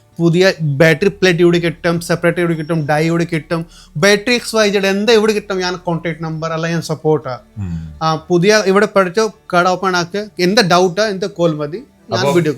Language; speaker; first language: Malayalam; non-native, learner; Kannada